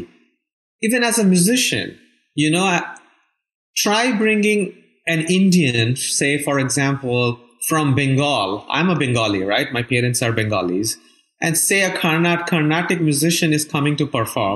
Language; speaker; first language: English; non-native, local second language; Bangla